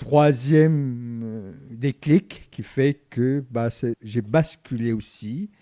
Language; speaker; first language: French; early bilingual, other home language; Vietnamese